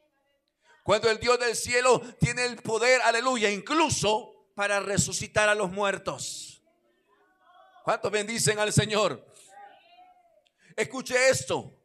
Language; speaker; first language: Spanish; native; Spanish